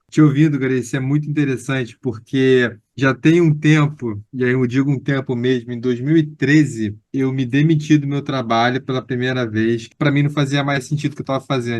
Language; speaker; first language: Portuguese; native; Portuguese